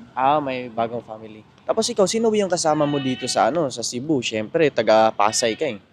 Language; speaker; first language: Filipino; non-native, local second language; Cebuano